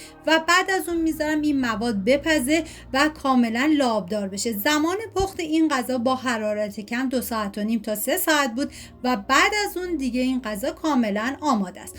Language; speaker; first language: Persian; native; Persian